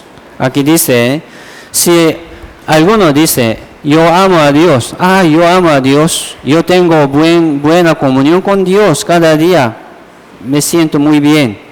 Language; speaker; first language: Spanish; non-native, fluent; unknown